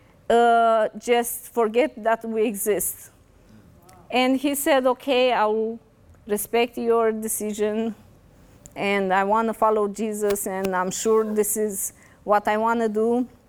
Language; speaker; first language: English; non-native, fluent; Romanian